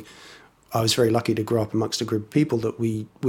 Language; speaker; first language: English; native; English